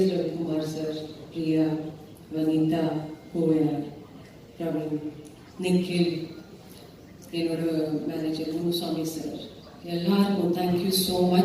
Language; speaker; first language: Tamil; non-native, fluent; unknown